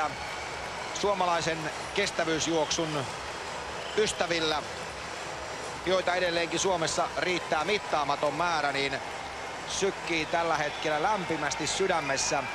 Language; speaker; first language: Finnish; native; Finnish